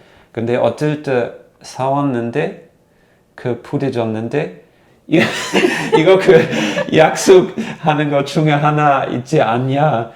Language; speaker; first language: Korean; non-native, learner; German